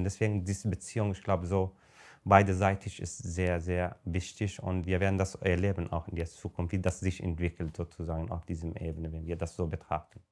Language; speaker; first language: German; non-native, fluent; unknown